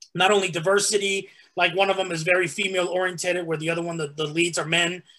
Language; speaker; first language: English; early bilingual, other home language; Spanish